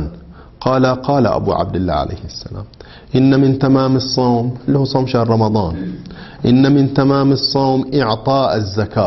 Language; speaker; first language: Arabic; native; Arabic